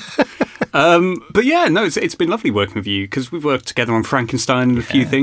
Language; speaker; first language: English; native; English